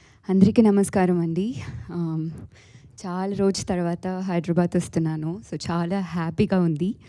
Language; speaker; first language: Telugu; non-native, local second language; Tamil